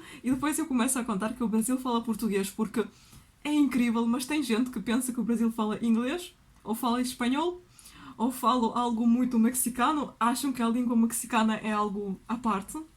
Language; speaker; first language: Portuguese; non-native, fluent; Russian